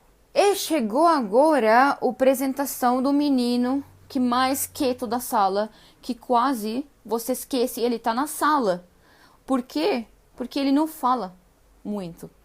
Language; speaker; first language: Portuguese; non-native, fluent; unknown